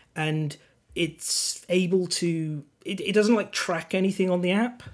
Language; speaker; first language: English; non-native, local second language; Welsh